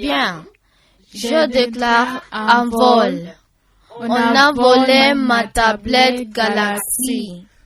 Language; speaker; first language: French; non-native, learner; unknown